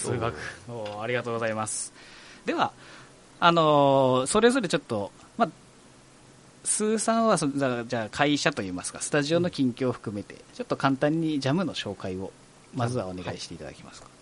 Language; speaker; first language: Japanese; native; Japanese